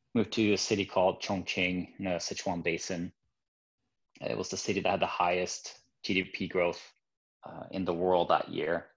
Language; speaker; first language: English; non-native, fluent; Norwegian